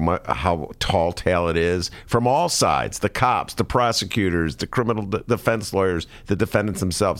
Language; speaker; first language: English; native; English